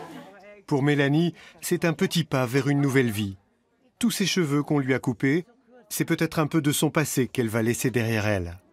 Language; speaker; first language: French; native; French